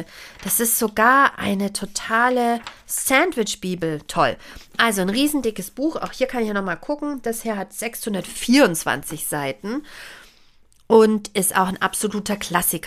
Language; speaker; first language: German; native; German